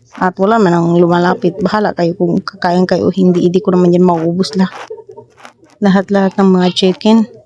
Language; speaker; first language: Filipino; native; Filipino